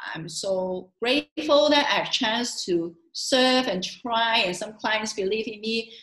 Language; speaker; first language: English; non-native, local second language; Cantonese